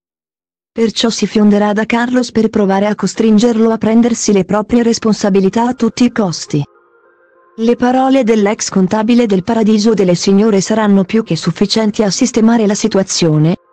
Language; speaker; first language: Italian; native; Italian